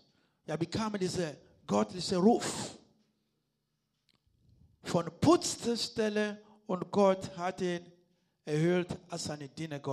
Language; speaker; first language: German; non-native, learner; Lingala